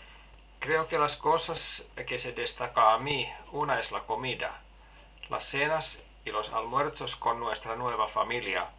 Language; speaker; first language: Spanish; non-native, fluent; Finnish